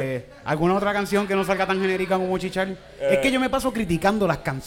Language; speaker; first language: Spanish; native; Spanish